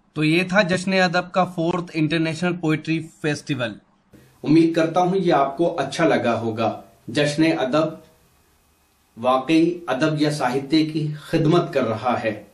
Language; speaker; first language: Hindi; native; Hindi